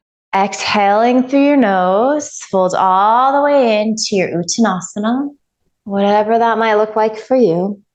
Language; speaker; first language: English; native; English